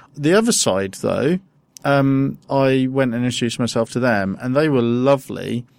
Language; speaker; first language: English; early bilingual, other home language; Greek